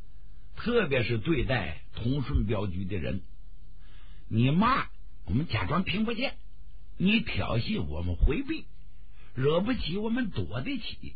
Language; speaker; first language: Chinese; native; Chinese